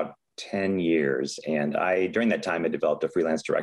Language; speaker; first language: English; native; English